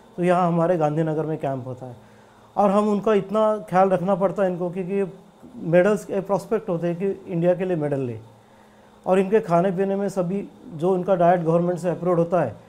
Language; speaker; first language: Hindi; non-native, local second language; Gujarati